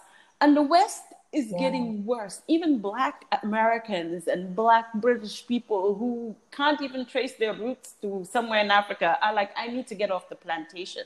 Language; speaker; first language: English; native; English